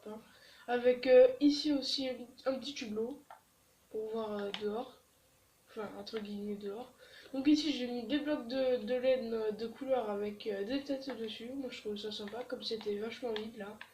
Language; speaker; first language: French; native; French